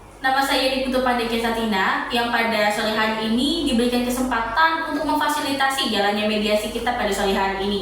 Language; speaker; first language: Indonesian; native; Indonesian